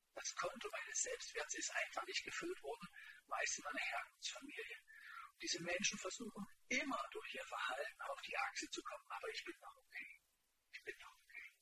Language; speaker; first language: German; native; German